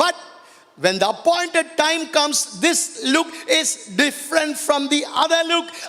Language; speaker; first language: English; non-native, local second language; Tamil